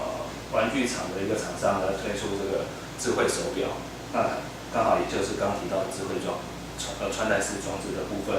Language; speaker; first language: Chinese; native; Chinese